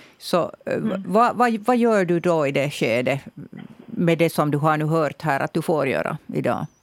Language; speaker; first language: Swedish; native; Swedish